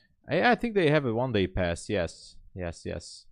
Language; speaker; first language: English; non-native, fluent; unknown